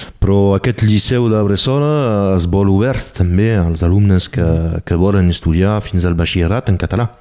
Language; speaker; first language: Catalan; non-native, local second language; French